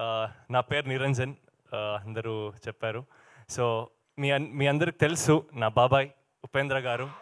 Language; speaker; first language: Telugu; non-native, learner; Kannada